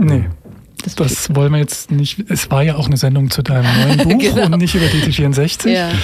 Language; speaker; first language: German; native; German